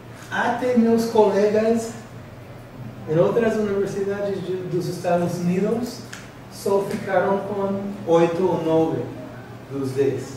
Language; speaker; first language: Spanish; non-native, fluent; English